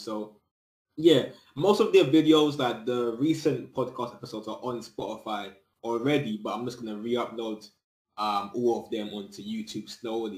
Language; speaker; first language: English; native; English